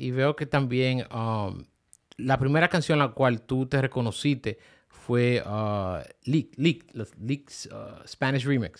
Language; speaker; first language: Spanish; early bilingual, heritage; Spanish